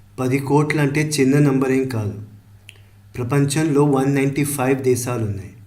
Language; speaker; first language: Telugu; early bilingual, heritage; Telugu